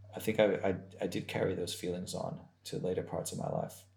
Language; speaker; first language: English; native; English